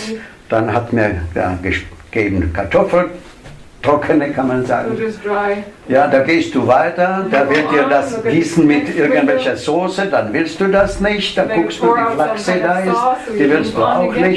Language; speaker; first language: German; non-native, fluent; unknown